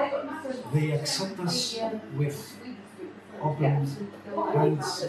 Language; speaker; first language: English; non-native, learner; Greek